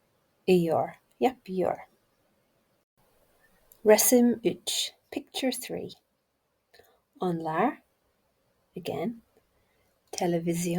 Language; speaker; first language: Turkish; non-native, learner; English